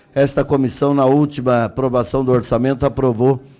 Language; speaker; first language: Portuguese; native; Portuguese